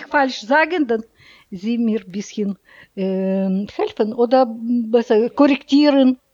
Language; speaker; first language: German; non-native, learner; Russian